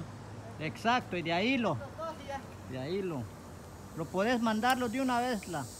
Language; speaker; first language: Spanish; native; Spanish